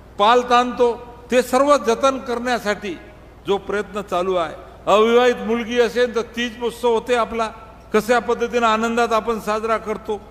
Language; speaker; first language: Marathi; non-native, local second language; Lambadi